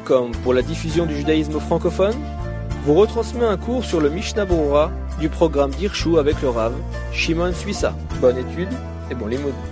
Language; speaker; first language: French; native; French